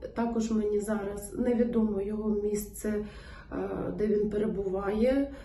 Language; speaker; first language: Ukrainian; non-native, local second language; Russian